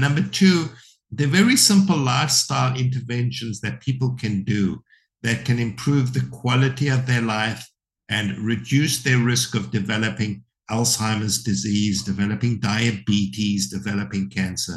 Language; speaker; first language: English; native; English